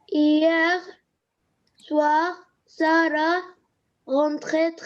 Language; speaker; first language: French; non-native, learner; Arabic